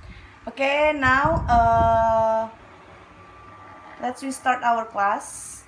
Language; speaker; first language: English; non-native, local second language; Indonesian